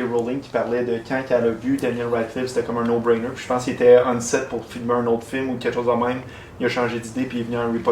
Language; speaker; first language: French; native; French